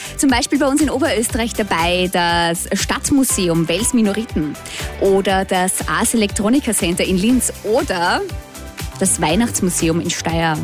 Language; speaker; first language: German; native; German